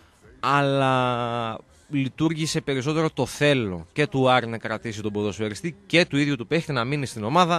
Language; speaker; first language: Greek; native; Greek